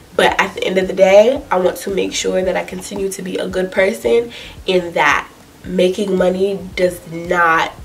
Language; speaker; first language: English; native; English